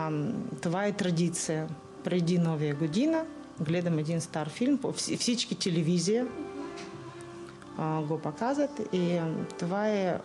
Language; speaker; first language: Bulgarian; non-native, learner; Russian